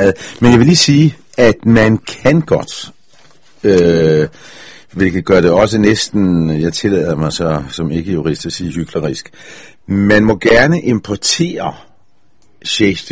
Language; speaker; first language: Danish; non-native, fluent; Hebrew